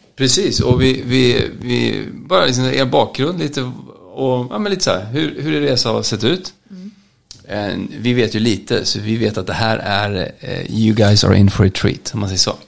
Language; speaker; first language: Swedish; native; Swedish